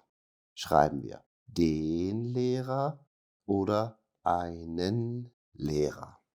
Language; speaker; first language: German; non-native, fluent; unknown